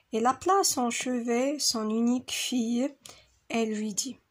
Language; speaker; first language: French; non-native, local second language; Arabic